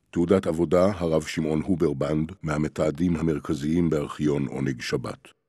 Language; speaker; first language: Hebrew; native; Hebrew